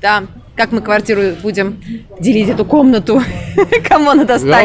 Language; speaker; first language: Russian; native; Russian